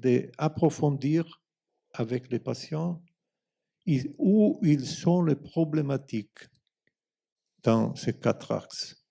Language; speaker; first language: French; non-native, fluent; Italian